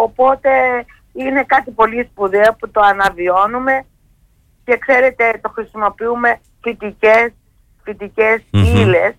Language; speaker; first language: Greek; native; Greek